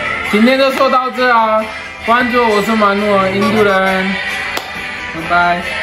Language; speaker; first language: Chinese; non-native, learner; Hindi